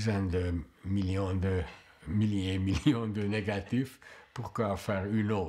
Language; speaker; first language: French; non-native, fluent; Hungarian